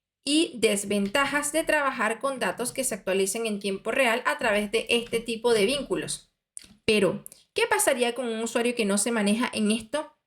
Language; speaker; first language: Spanish; native; Spanish